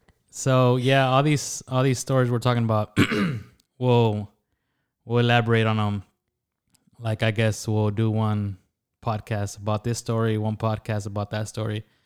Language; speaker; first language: English; early bilingual, other home language; Spanish